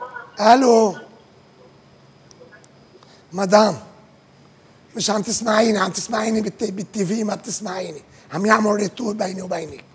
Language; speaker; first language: Arabic; native; Arabic